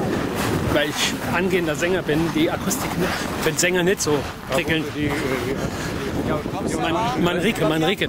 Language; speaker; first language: German; native; German